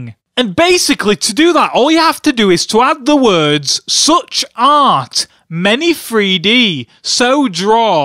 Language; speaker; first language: English; native; English